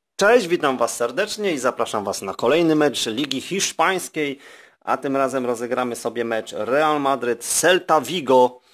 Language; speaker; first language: Polish; native; Polish